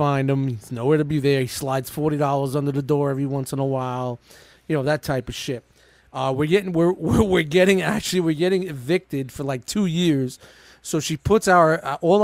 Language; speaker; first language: English; native; English